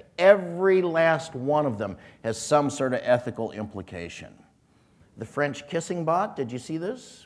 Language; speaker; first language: English; native; English